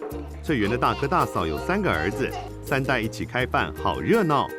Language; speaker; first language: Chinese; native; Chinese